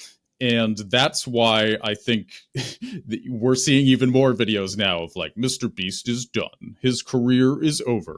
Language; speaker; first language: English; native; English